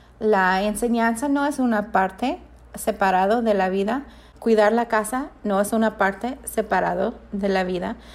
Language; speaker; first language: Spanish; non-native, fluent; English